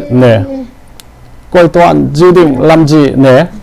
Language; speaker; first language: Vietnamese; non-native, learner; Korean